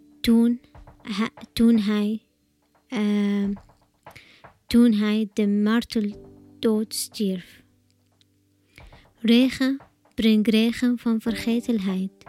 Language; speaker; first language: Dutch; non-native, learner; Arabic